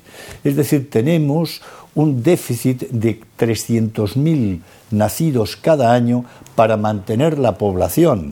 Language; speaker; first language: Spanish; native; Spanish